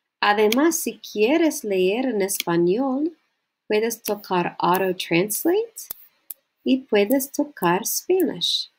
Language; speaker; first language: Spanish; non-native, learner; English